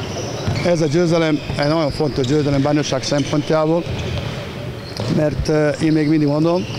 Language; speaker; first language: Hungarian; non-native, fluent; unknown